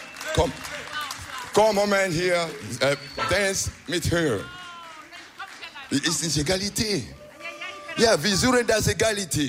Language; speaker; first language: English; non-native, learner; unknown